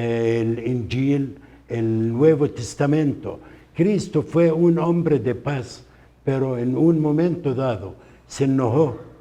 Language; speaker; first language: Spanish; non-native, fluent; Arabic